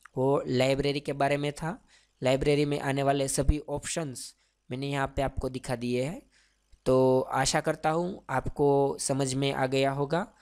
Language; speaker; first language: Hindi; non-native, local second language; Gujarati